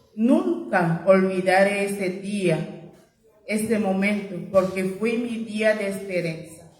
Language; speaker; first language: Spanish; non-native, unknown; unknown